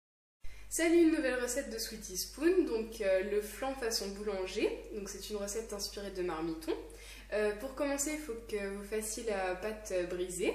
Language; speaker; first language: French; native; French